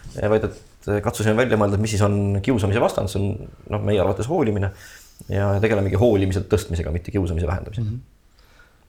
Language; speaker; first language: Estonian; native; Estonian